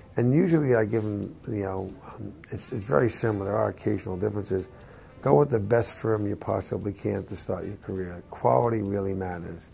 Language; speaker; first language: English; native; English